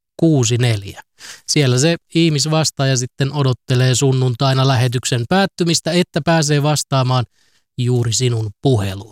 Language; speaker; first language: Finnish; native; Finnish